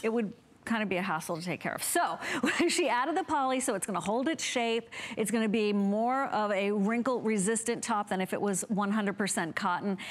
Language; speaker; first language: English; native; English